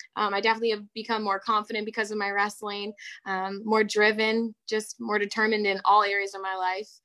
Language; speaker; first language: English; native; English